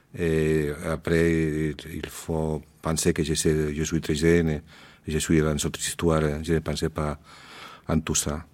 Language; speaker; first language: French; non-native, learner; Spanish